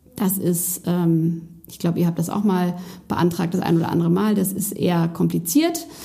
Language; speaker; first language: German; native; German